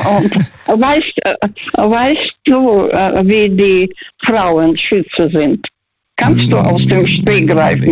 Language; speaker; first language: German; non-native, fluent; Russian